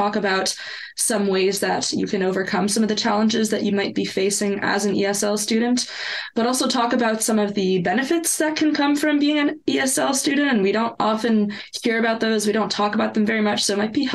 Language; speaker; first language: English; non-native, local second language; French